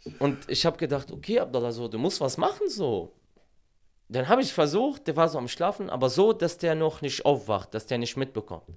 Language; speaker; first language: German; non-native, fluent; Arabic